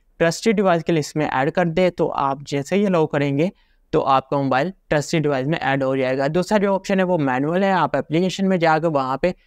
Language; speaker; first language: Urdu; non-native, local second language; Punjabi